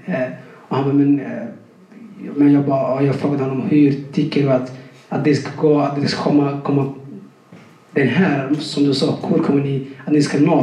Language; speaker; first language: Swedish; non-native, fluent; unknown